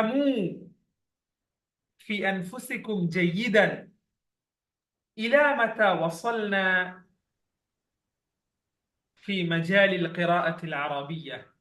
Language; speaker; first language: Arabic; non-native, fluent; Bangla